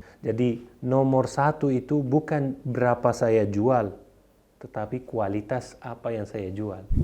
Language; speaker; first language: Indonesian; non-native, fluent; Arabic